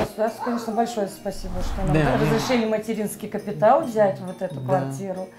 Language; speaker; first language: Russian; native; Russian